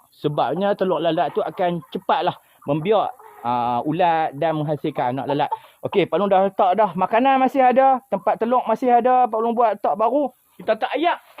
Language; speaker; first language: Malay; native; Malay